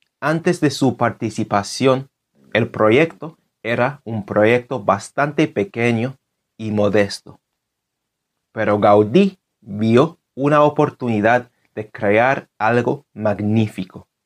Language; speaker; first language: Spanish; non-native, fluent; English